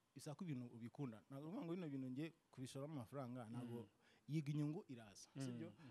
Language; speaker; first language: Kinyarwanda; native; Kinyarwanda